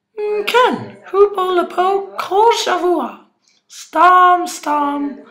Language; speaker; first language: Hebrew; non-native, learner; English